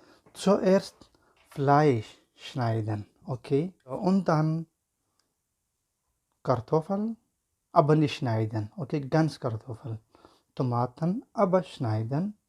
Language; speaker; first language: German; non-native, learner; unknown